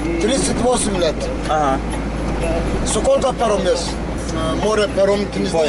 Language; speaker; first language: Russian; non-native, learner; Turkish